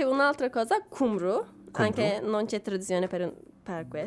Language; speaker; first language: Italian; non-native, learner; Turkish